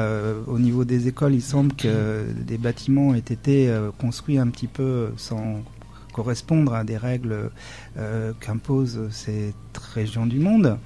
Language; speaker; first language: French; native; French